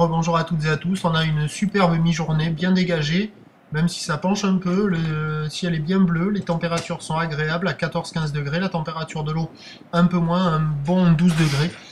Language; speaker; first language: French; native; French